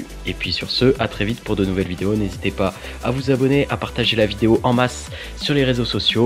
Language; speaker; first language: French; native; French